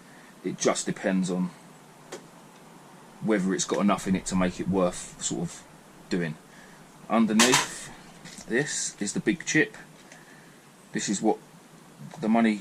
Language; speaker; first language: English; native; English